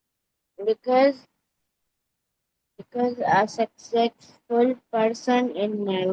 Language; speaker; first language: English; non-native, learner; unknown